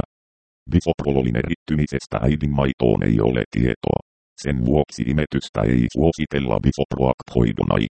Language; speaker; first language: Finnish; native; Finnish